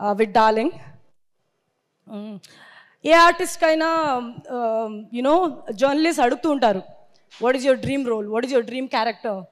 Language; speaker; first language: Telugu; non-native, learner; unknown